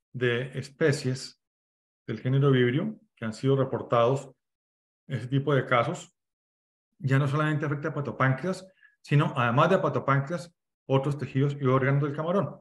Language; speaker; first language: Spanish; native; Spanish